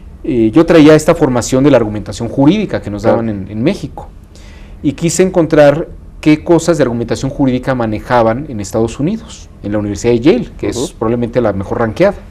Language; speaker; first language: Spanish; native; Spanish